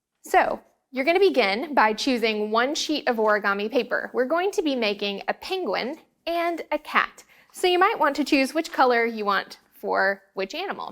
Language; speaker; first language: English; native; English